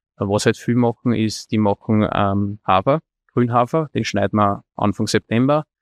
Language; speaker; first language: German; native; German